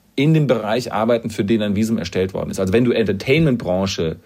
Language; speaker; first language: German; native; German